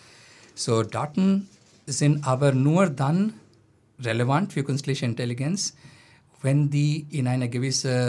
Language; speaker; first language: German; non-native, fluent; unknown